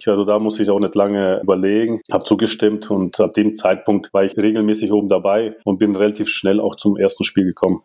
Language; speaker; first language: German; early bilingual, other home language; Russian